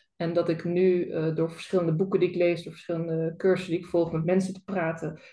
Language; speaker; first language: Dutch; native; Dutch